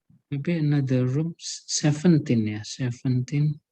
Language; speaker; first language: English; non-native, learner; Indonesian